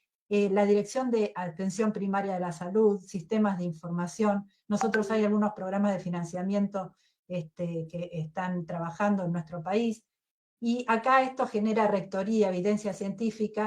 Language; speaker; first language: Spanish; native; Spanish